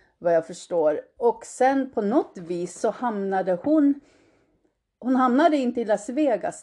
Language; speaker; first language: Swedish; early bilingual, heritage; Swedish